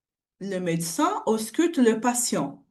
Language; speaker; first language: French; non-native, fluent; Portuguese